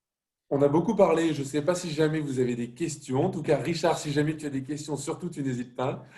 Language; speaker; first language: French; native; French